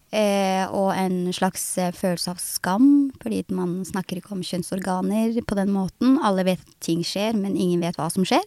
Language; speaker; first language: Norwegian; early bilingual, other home language; Somali